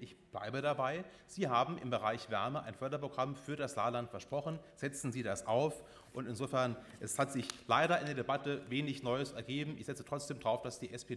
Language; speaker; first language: German; native; German